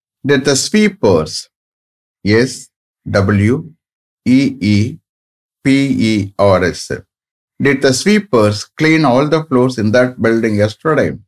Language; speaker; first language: English; non-native, local second language; Tamil